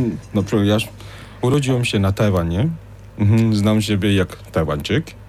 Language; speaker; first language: Polish; non-native, fluent; Chinese